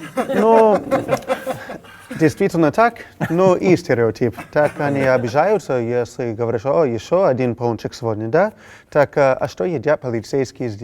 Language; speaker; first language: Russian; non-native, fluent; English